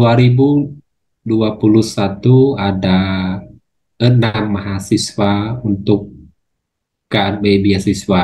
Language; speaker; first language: Indonesian; non-native, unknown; Khmer